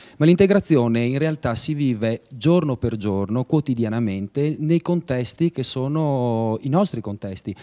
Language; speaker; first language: Italian; native; Italian